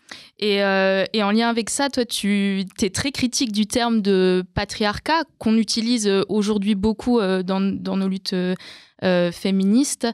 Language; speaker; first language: French; native; French